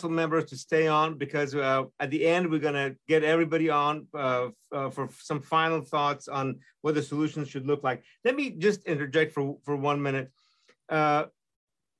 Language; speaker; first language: English; non-native, fluent; Persian